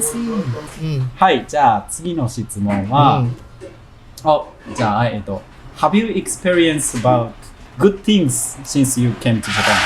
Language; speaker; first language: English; non-native, learner; Japanese